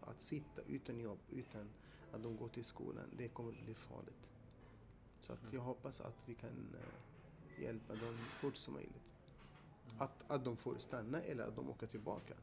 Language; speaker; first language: Swedish; non-native, fluent; Arabic